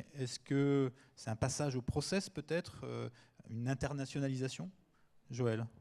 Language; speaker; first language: French; native; French